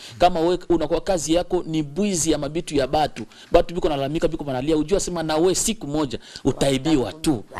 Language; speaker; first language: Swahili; native; Swahili